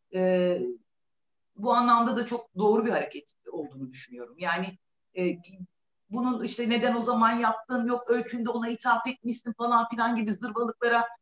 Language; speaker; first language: Turkish; native; Turkish